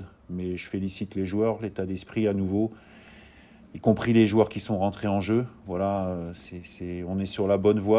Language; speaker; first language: French; native; French